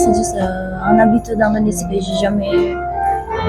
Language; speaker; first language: French; non-native, fluent; Indonesian